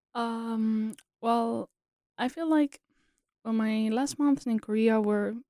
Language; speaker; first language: English; non-native, fluent; Spanish